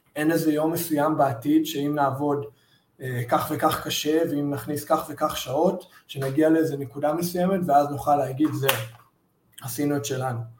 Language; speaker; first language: Hebrew; early bilingual, heritage; Hebrew